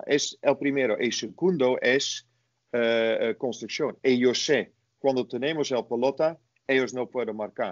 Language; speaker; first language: Spanish; non-native, fluent; Dutch